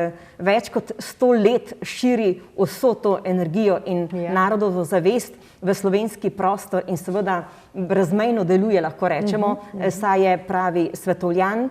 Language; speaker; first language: Slovenian; native; Slovenian